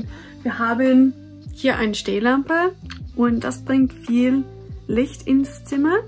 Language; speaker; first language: German; non-native, fluent; English